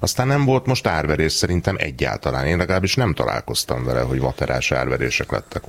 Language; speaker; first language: Hungarian; native; Hungarian